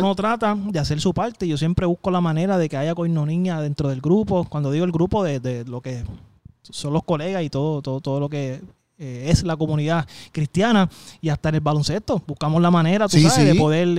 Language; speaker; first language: Spanish; native; Spanish